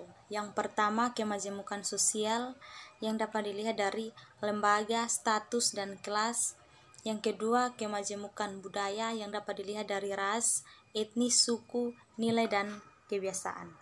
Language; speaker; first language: Indonesian; native; Indonesian